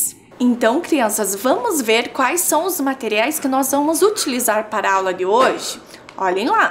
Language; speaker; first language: Portuguese; native; Portuguese